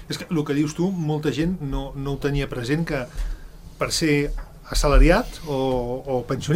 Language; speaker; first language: Catalan; native; Catalan